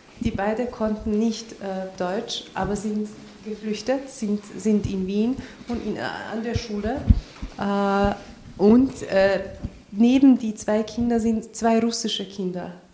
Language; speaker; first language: German; early bilingual, other home language; Albanian